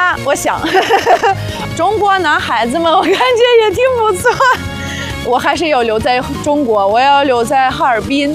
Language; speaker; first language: Chinese; non-native, fluent; Russian